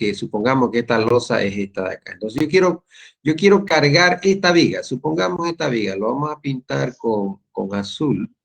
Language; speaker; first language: Spanish; native; Spanish